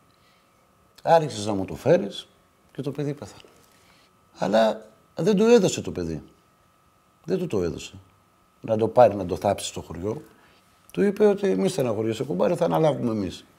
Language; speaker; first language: Greek; native; Greek